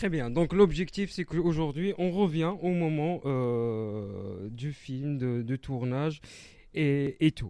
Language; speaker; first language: French; native; French